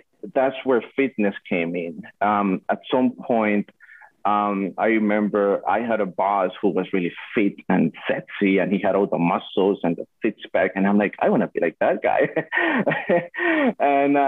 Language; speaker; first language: English; non-native, fluent; Spanish